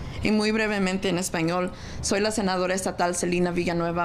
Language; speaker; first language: Spanish; early bilingual, heritage; Spanish